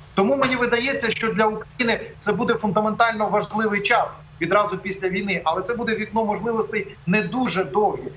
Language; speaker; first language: Ukrainian; native; Ukrainian